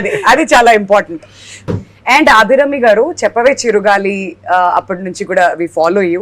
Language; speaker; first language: Telugu; native; Telugu